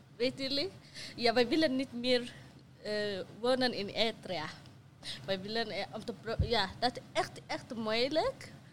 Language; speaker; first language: Dutch; non-native, learner; Tigrinya